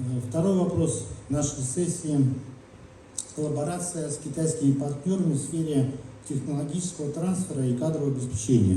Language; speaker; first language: Russian; native; Russian